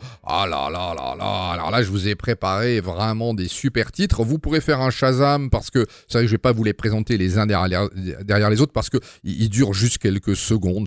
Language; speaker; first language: French; native; French